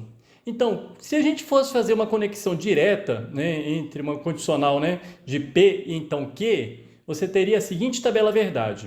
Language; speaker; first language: Portuguese; native; Portuguese